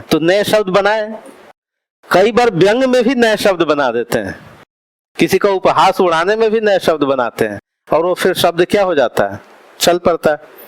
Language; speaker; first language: Hindi; native; Hindi